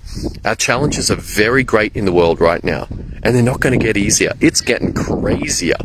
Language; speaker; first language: English; native; English